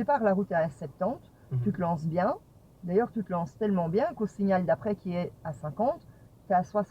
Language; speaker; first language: French; native; French